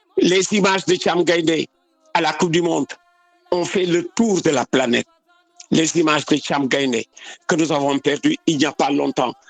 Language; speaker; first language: French; non-native, local second language; Wolof